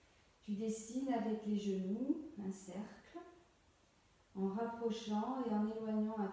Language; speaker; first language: French; native; French